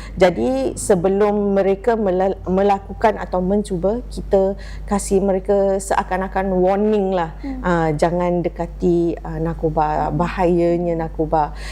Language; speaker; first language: Malay; native; Malay